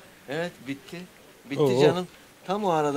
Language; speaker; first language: Turkish; native; Turkish